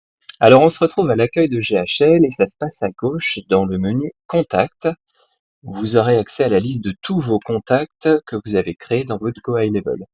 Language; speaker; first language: French; native; French